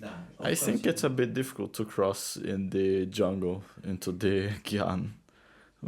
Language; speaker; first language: English; non-native, fluent; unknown